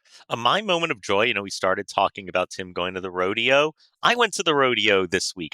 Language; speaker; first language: English; native; English